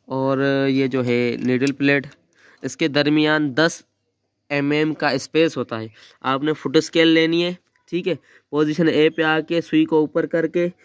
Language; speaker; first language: Urdu; non-native, local second language; Sindhi